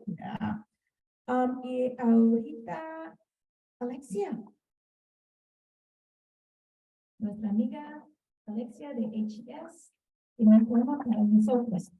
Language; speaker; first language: Spanish; early bilingual, heritage; Spanish